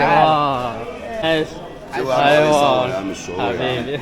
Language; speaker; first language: Arabic; non-native, fluent; Chinese